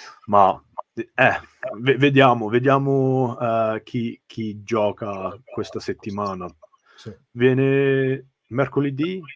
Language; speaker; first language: Italian; early bilingual, heritage; English